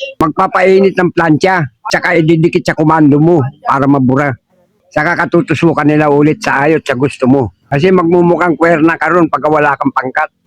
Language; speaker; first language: Filipino; native; Filipino